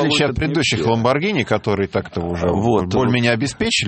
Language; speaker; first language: Russian; native; Russian